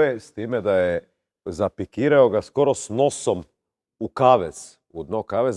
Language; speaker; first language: Croatian; native; Croatian